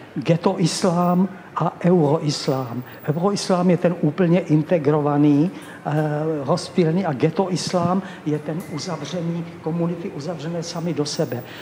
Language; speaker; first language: Czech; native; Czech